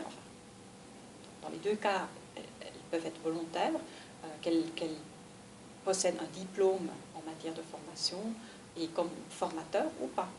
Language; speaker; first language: French; native; French